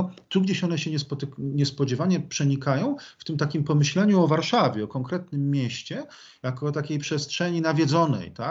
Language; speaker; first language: Polish; native; Polish